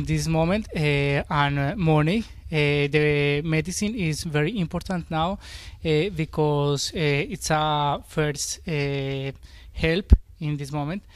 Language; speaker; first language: English; non-native, learner; Spanish